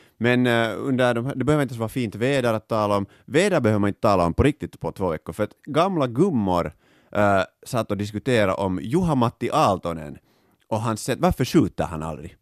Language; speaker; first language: Swedish; native; Swedish